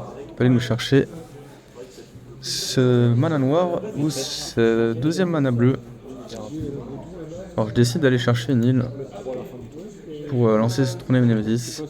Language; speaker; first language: French; native; French